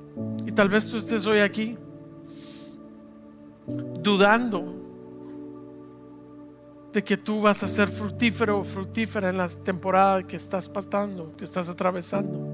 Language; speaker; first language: Spanish; native; Spanish